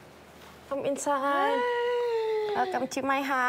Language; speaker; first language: English; non-native, fluent; Indonesian